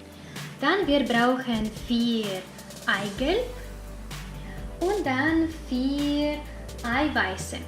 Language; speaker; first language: German; non-native, fluent; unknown